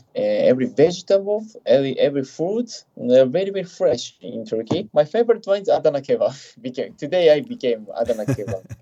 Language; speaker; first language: English; non-native, fluent; Japanese